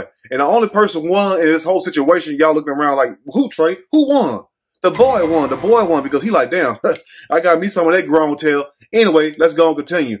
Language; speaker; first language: English; native; English